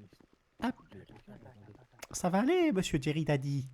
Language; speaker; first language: French; native; French